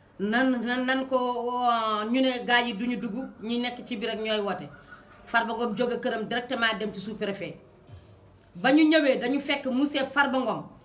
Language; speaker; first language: Wolof; non-native, local second language; Fula